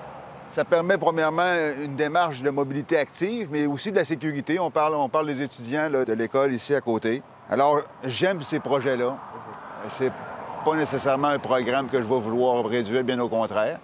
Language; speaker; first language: French; native; French